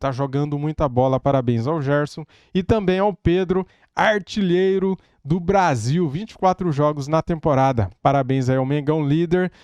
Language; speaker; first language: Portuguese; native; Portuguese